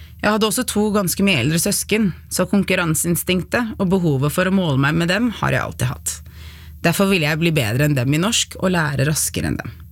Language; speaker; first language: Norwegian; early bilingual, other home language; Arabic